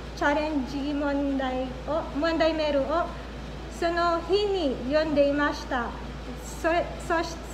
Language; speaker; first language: Japanese; non-native, fluent; Filipino